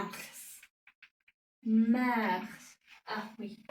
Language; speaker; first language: French; non-native, learner; Spanish